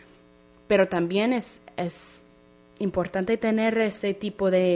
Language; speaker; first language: Spanish; non-native, fluent; English